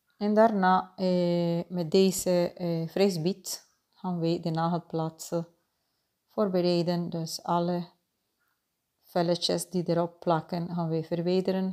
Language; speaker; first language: Dutch; non-native, fluent; Spanish